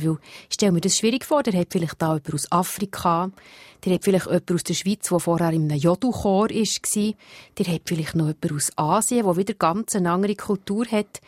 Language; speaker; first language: German; native; German